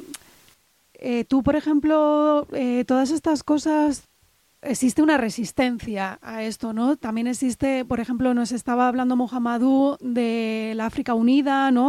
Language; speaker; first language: Spanish; native; Spanish